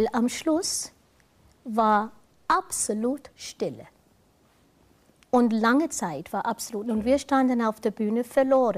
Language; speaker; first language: German; non-native, fluent; English